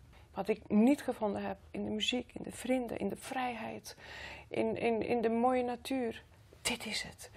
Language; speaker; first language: Dutch; non-native, fluent; Greek